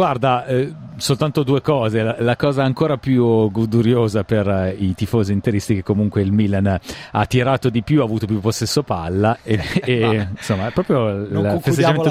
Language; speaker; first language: Italian; native; Italian